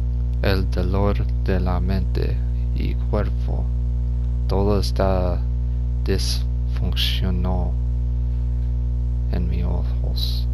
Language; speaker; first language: Spanish; non-native, learner; English